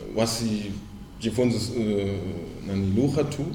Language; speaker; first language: Swahili; non-native, fluent; German